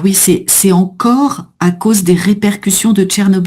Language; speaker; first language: French; native; French